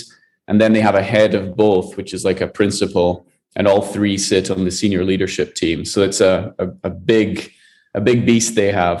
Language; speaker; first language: English; native; English